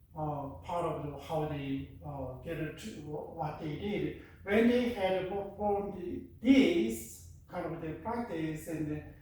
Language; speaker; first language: English; non-native, fluent; Korean